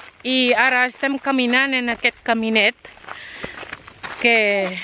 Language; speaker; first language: Catalan; non-native, learner; Filipino